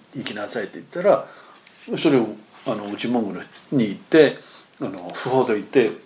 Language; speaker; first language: Japanese; non-native, fluent; Chinese